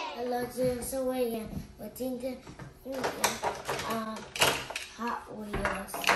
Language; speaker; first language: Chinese; early bilingual, heritage; Chinese